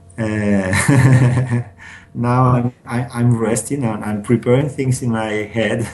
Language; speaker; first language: English; non-native, learner; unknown